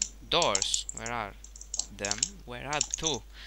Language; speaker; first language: English; non-native, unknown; Romanian